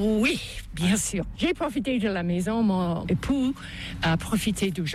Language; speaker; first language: French; non-native, local second language; English